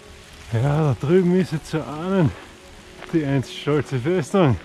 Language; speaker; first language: German; native; German